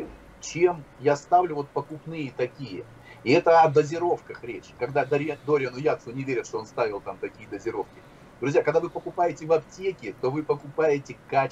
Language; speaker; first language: Russian; native; Russian